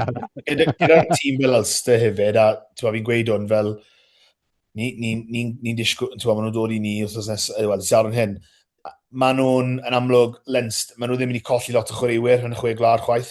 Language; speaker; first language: Welsh; native; Welsh